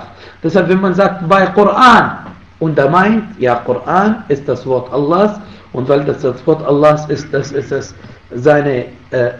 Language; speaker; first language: German; non-native, fluent; Arabic